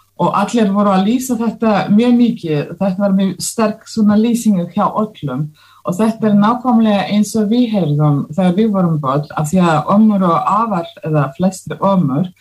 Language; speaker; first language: Icelandic; non-native, fluent; Russian